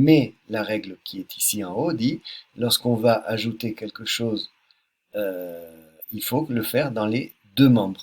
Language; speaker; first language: French; native; French